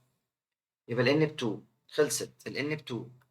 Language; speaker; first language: Arabic; native; Arabic